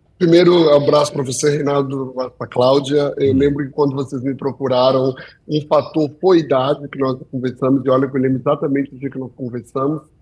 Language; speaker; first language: Portuguese; early bilingual, heritage; Portuguese